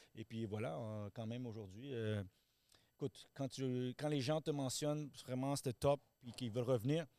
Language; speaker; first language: French; native; French